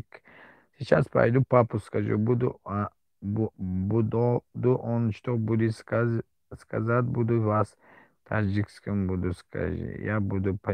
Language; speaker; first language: Russian; non-native, learner; Tajik